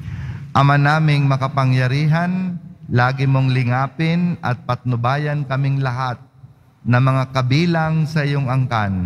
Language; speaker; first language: Filipino; native; Filipino